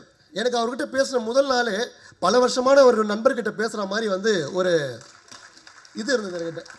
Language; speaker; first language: Tamil; native; Tamil